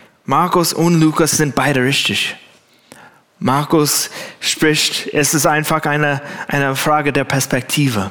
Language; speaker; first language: German; non-native, fluent; English